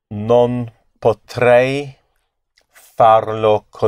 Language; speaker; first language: Italian; non-native, learner; English